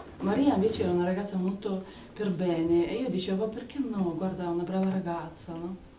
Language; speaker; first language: Italian; non-native, fluent; Romanian